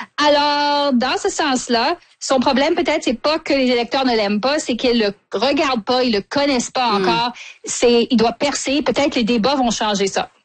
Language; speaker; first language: French; native; French